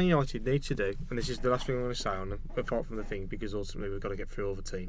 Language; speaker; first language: English; native; English